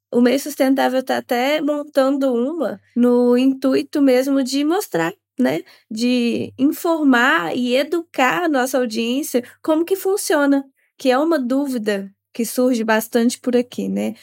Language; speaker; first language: Portuguese; native; Portuguese